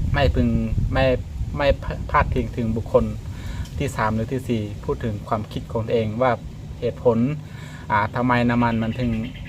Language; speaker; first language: Thai; native; Thai